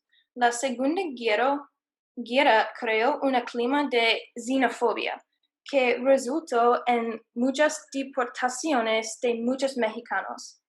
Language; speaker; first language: Spanish; non-native, learner; English